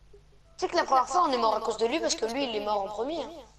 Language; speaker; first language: French; native; French